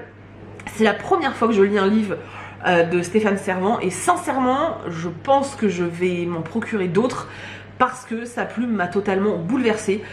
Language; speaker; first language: French; native; French